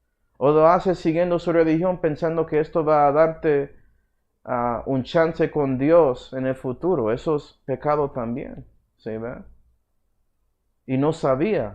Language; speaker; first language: Spanish; early bilingual, heritage; Spanish